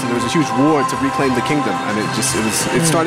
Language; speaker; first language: English; native; English